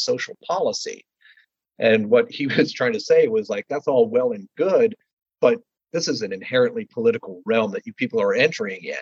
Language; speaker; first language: English; native; English